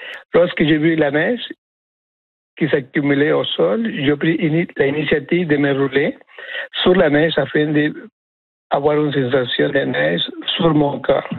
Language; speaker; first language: French; non-native, fluent; Spanish